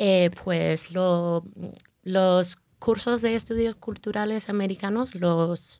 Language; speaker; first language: Spanish; non-native, fluent; English